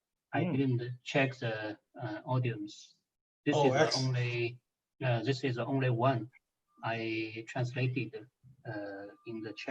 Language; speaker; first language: English; non-native, fluent; Chinese